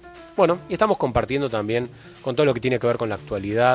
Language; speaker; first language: Spanish; native; Spanish